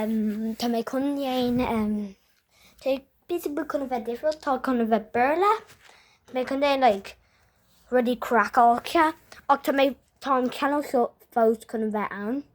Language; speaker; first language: Irish; non-native, local second language; English